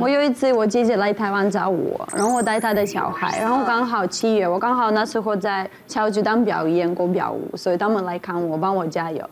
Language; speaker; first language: Chinese; non-native, fluent; Russian